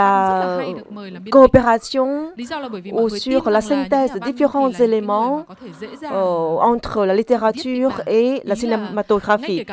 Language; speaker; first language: French; non-native, fluent; Vietnamese